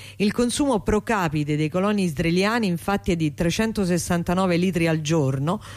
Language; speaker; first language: Italian; native; Italian